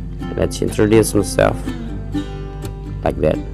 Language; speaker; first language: English; non-native, learner; Indonesian